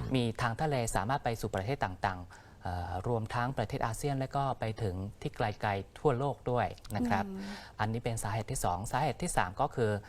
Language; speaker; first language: Thai; non-native, fluent; Chinese